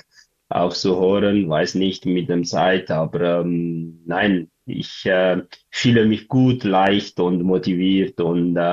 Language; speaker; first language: German; non-native, learner; Tigrinya